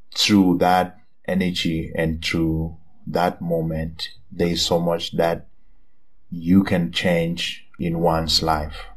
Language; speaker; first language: English; non-native, local second language; Swati